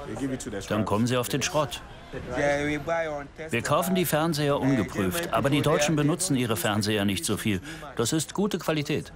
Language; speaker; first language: German; native; German